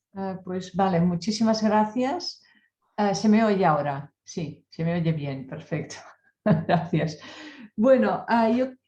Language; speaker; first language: Spanish; native; Spanish